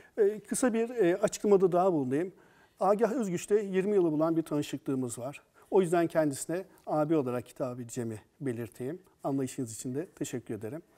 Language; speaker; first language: Turkish; native; Turkish